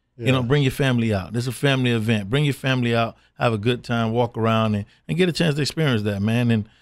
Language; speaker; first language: English; native; English